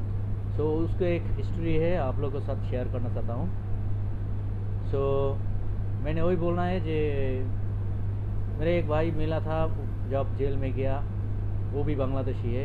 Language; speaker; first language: Hindi; non-native, learner; Bangla